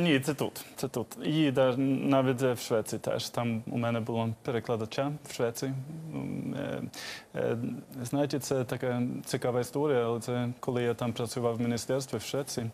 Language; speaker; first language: Ukrainian; non-native, fluent; Swedish